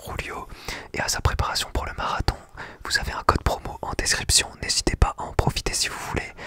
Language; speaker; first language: French; native; French